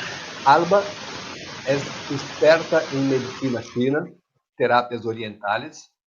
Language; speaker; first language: Spanish; non-native, learner; Portuguese